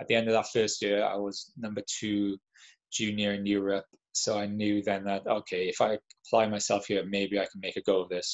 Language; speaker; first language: English; native; English